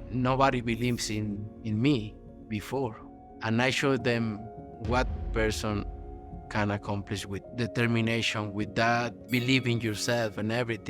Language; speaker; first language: English; non-native, fluent; Spanish